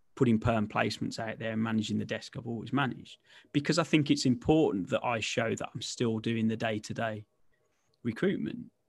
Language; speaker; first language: English; native; English